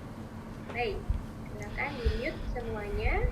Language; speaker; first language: Indonesian; native; Indonesian